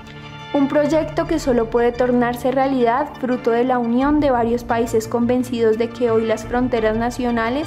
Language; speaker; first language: Spanish; native; Spanish